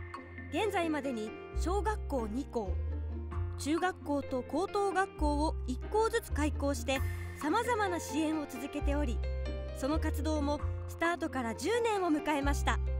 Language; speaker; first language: Japanese; native; Japanese